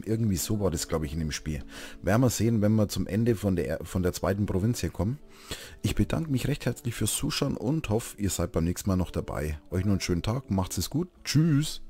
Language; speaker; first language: German; native; German